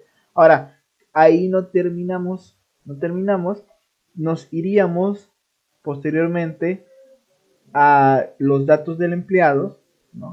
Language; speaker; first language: Spanish; native; Spanish